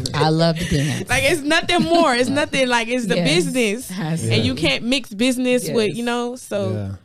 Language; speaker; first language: English; native; English